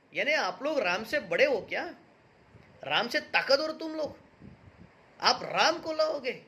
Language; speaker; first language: Hindi; non-native, local second language; Marathi